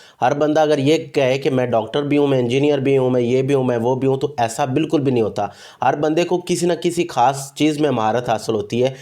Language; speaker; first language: Urdu; non-native, local second language; Punjabi